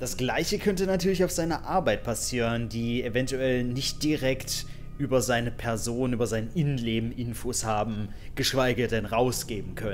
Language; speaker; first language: German; native; German